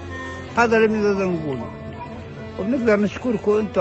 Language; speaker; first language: Arabic; native; Arabic